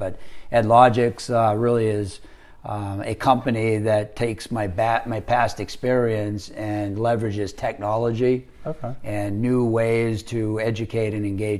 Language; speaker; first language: English; native; English